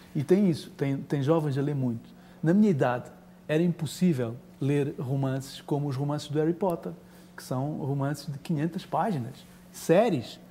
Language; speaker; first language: Portuguese; native; Portuguese